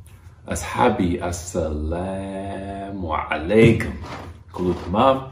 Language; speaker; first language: Arabic; non-native, learner; English